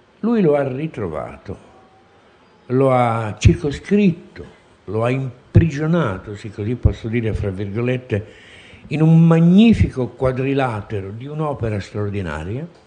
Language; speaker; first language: Italian; native; Italian